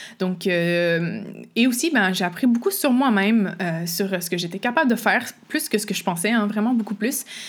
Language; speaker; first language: French; native; French